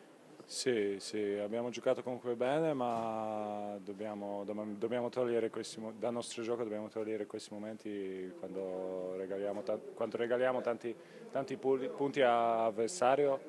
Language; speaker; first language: Italian; non-native, fluent; Polish